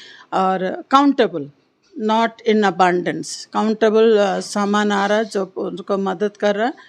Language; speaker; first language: Hindi; non-native, local second language; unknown